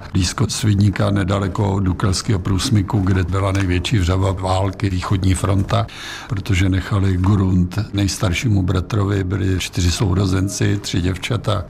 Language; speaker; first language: Czech; native; Czech